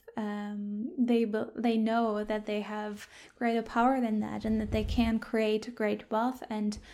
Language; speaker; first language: English; non-native, fluent; German